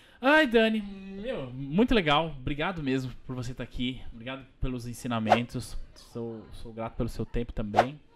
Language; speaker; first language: Portuguese; native; Portuguese